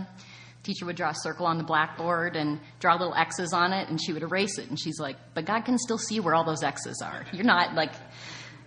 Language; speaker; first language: English; native; English